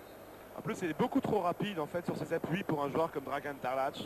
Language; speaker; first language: French; native; French